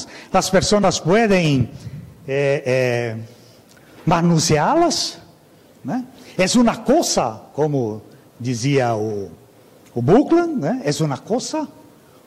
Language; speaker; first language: Spanish; non-native, fluent; Portuguese